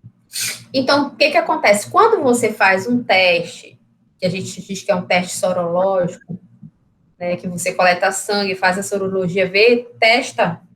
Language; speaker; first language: Portuguese; native; Portuguese